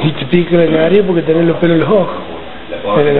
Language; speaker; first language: Spanish; native; Spanish